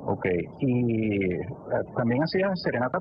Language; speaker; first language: Spanish; native; Spanish